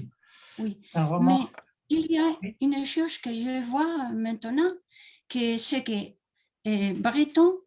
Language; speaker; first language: French; non-native, learner; Spanish